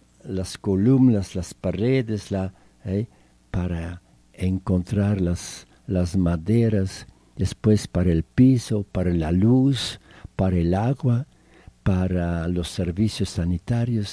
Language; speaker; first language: Spanish; non-native, fluent; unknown